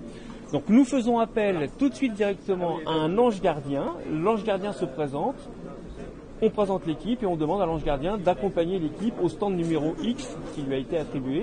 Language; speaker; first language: French; native; French